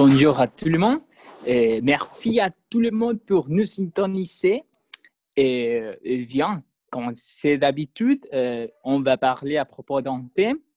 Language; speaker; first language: French; non-native, learner; Spanish